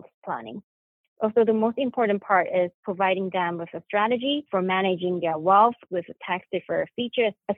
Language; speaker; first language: English; non-native, local second language; Chinese